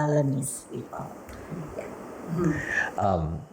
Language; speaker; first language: English; non-native, learner; Indonesian